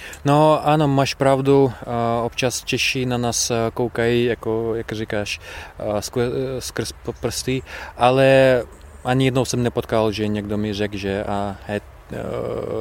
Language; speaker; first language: Czech; non-native, fluent; Russian